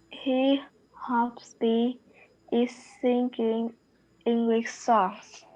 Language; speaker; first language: English; non-native, learner; Vietnamese